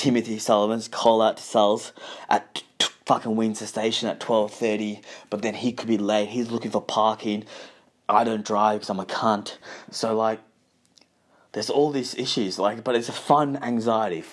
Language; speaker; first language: English; native; English